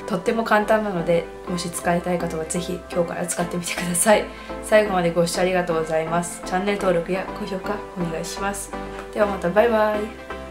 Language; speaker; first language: Japanese; early bilingual, heritage; Japanese